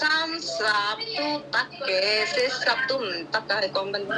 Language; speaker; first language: Cantonese; non-native, learner; Javanese